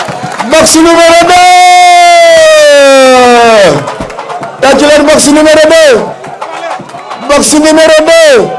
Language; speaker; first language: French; non-native, local second language; Wolof